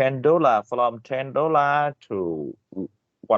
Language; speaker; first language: English; non-native, learner; Vietnamese